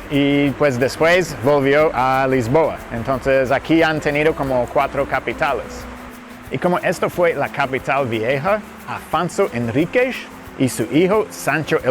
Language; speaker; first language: Spanish; non-native, fluent; English